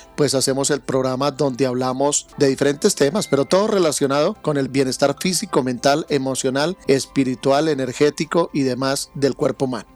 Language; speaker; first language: Spanish; native; Spanish